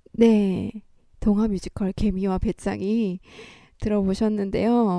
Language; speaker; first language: Korean; native; Korean